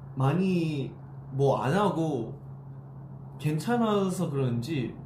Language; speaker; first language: Korean; early bilingual, heritage; Korean